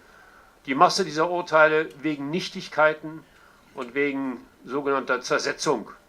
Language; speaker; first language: German; native; German